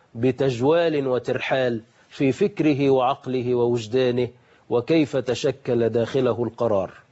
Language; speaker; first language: Arabic; native; Arabic